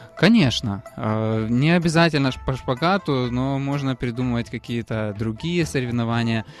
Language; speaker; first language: Russian; native; Russian